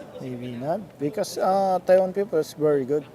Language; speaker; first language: English; non-native, local second language; Filipino